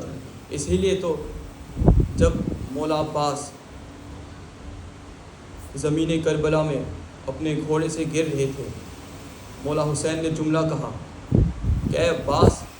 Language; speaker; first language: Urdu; early bilingual, heritage; Urdu